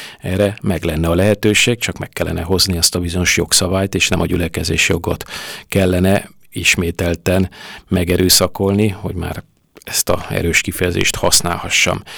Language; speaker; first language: Hungarian; native; Hungarian